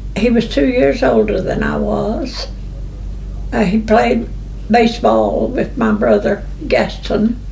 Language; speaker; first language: English; native; English